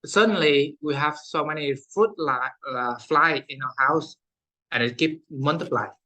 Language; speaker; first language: English; non-native, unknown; Vietnamese